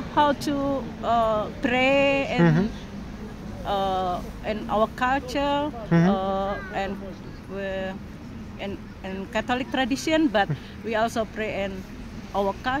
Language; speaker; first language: English; non-native, learner; Indonesian